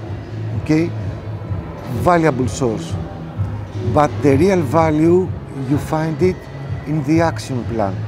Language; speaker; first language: English; non-native, fluent; Greek